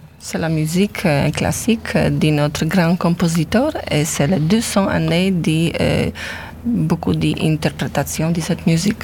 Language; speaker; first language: French; non-native, learner; Polish